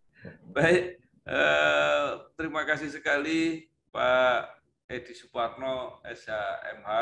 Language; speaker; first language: Indonesian; native; Indonesian